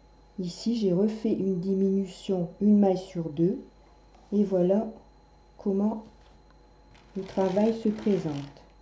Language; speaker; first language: French; native; French